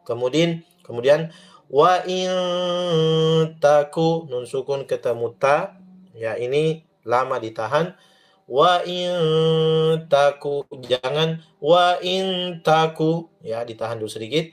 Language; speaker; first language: Indonesian; native; Indonesian